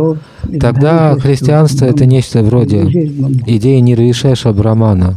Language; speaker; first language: Russian; native; Russian